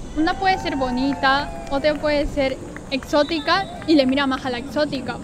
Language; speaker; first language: Spanish; early bilingual, heritage; Spanish